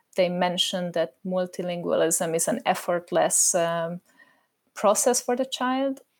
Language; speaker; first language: English; non-native, fluent; Hungarian